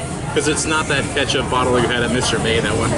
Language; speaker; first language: English; native; English